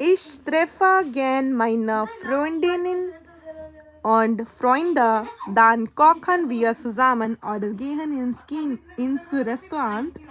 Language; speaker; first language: German; non-native, learner; Hindi